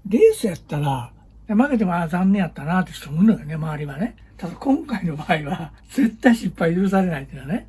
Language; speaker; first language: Japanese; native; Japanese